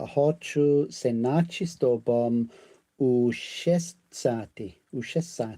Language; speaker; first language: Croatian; non-native, learner; English